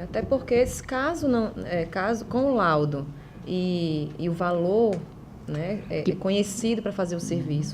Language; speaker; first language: Portuguese; native; Portuguese